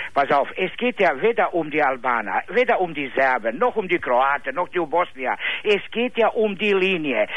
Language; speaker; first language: German; non-native, fluent; Serbian